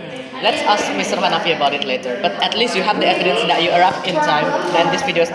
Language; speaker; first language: English; non-native, learner; Indonesian